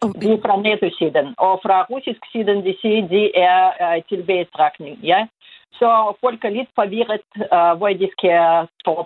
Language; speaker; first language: Danish; non-native, fluent; Russian